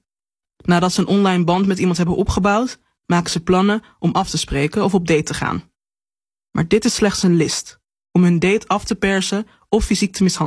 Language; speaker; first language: Dutch; native; Dutch